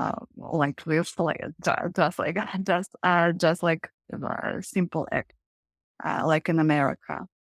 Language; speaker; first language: English; non-native, learner; Russian